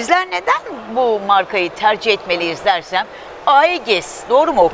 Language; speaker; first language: Turkish; native; Turkish